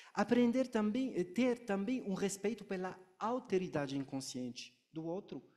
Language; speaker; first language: Portuguese; non-native, fluent; French